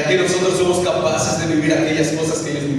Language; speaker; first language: Spanish; native; Spanish